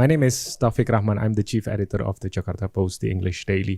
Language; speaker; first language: English; non-native, fluent; Indonesian